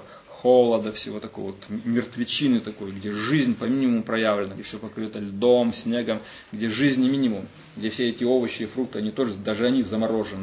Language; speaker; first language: Russian; native; Russian